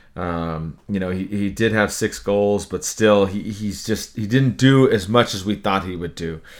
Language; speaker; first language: English; native; English